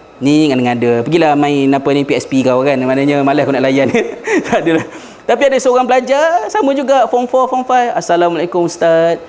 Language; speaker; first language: Malay; native; Malay